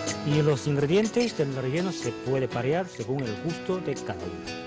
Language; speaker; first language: Spanish; non-native, fluent; Chinese